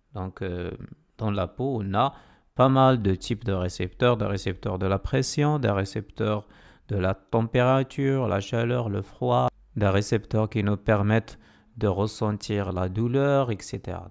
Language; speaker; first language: French; non-native, local second language; Arabic